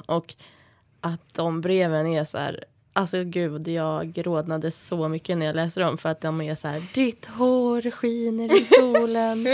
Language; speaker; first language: Swedish; native; Swedish